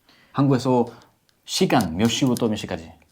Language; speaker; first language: Korean; non-native, learner; Spanish